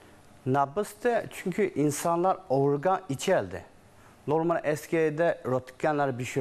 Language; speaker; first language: Turkish; non-native, learner; Chinese